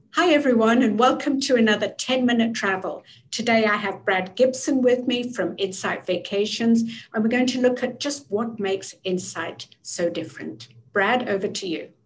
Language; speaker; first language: English; native; English